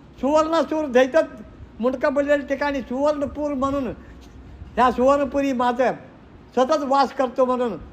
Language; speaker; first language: Marathi; non-native, local second language; Kannada